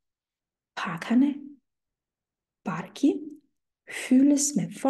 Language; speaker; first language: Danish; non-native, fluent; Russian